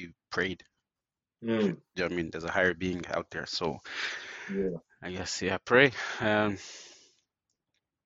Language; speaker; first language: English; native; English